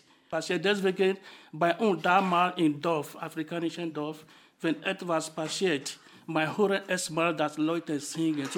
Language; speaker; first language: German; non-native, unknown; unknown